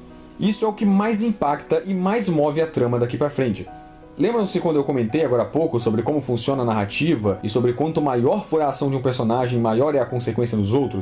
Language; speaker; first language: Portuguese; native; Portuguese